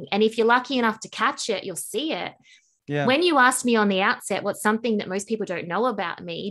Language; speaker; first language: English; native; English